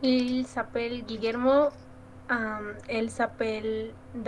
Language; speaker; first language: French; non-native, learner; Spanish